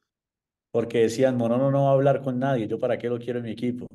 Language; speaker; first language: Spanish; native; Spanish